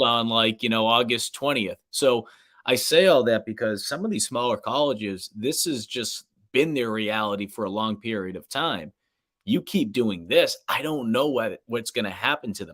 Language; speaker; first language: English; native; English